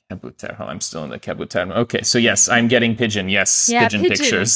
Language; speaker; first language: English; non-native, fluent; Persian